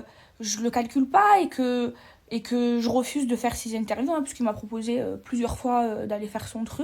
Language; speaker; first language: French; native; French